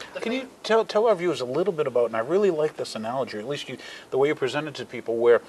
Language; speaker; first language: English; native; English